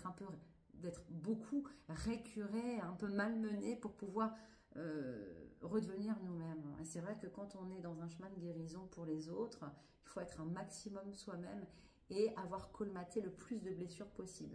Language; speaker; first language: French; native; French